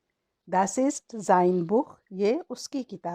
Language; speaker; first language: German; non-native, learner; Urdu